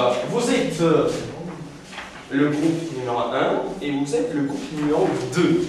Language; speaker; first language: French; non-native, fluent; Russian